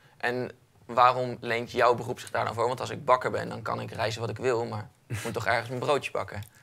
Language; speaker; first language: Dutch; native; Dutch